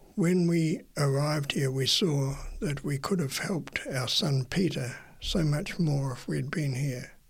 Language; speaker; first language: English; native; English